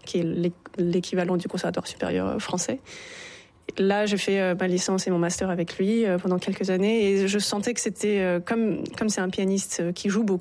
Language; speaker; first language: French; native; French